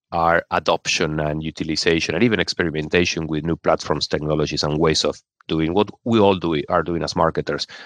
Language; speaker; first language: English; non-native, fluent; Spanish